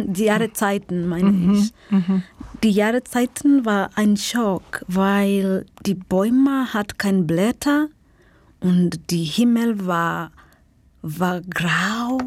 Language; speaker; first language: German; non-native, learner; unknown